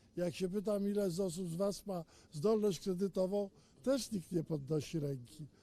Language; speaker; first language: Polish; native; Polish